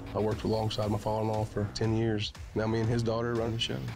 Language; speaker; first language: English; native; English